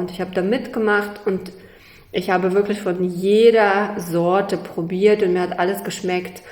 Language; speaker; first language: German; early bilingual, other home language; Russian